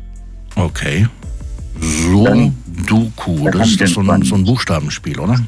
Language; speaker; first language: German; native; German